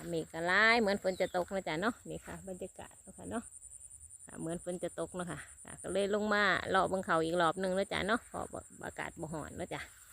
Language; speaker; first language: Thai; native; Thai